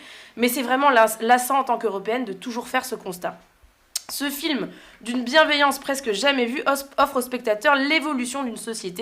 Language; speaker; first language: French; native; French